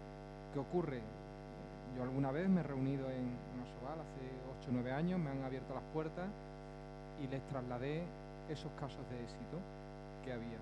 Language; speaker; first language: Spanish; native; Spanish